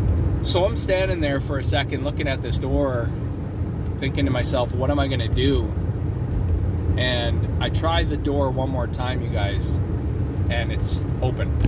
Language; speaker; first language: English; native; English